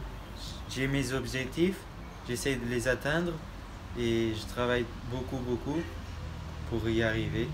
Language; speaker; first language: French; early bilingual, other home language; Portuguese